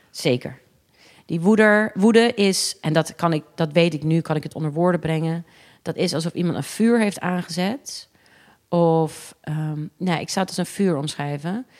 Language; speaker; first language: Dutch; early bilingual, other home language; English